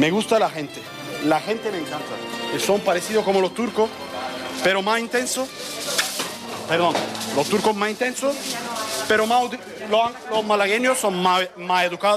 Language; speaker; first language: Spanish; non-native, learner; Turkish